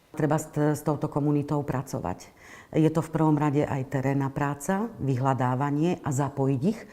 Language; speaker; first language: Slovak; native; Slovak